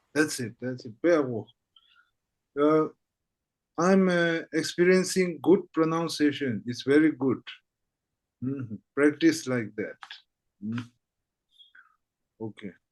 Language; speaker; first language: English; non-native, fluent; Tibetan